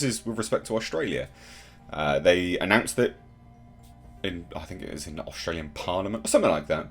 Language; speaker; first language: English; native; English